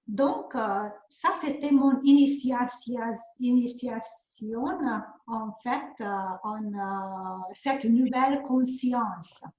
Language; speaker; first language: French; non-native, learner; Hungarian